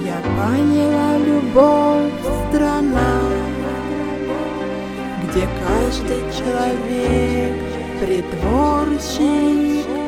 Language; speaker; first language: Russian; native; Russian